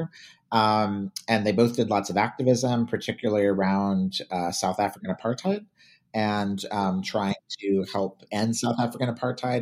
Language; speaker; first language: English; native; English